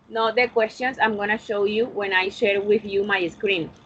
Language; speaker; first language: English; non-native, fluent; Spanish